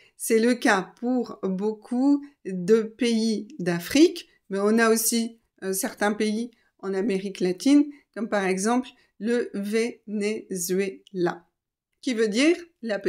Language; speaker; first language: French; native; French